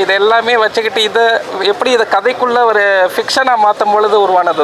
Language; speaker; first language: Tamil; native; Tamil